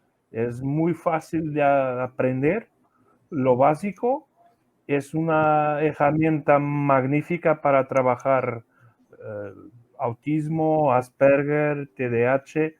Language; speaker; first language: Spanish; non-native, learner; Portuguese